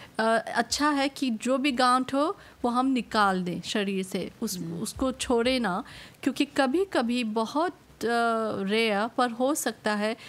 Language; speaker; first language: Hindi; non-native, local second language; Morisyen